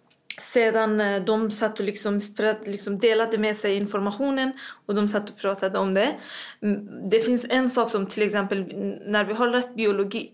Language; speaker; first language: Swedish; non-native, fluent; Persian